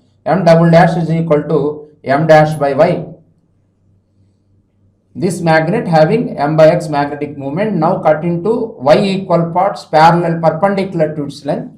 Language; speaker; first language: English; non-native, local second language; Telugu